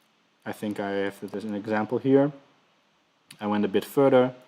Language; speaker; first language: English; non-native, fluent; Dutch